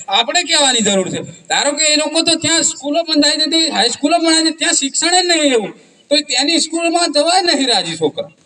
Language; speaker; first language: Gujarati; non-native, local second language; Rathawi